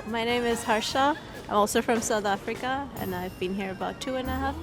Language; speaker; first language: English; native; English